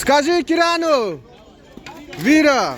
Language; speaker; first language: Russian; non-native, learner; Uzbek